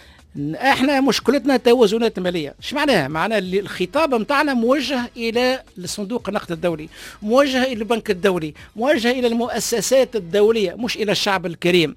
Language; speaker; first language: Arabic; native; Arabic